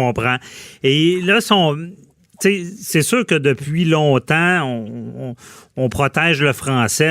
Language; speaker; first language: French; native; French